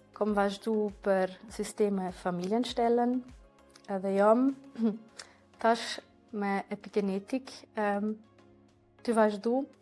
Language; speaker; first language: Albanian; early bilingual, heritage; Albanian